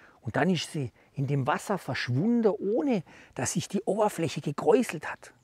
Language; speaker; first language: German; native; German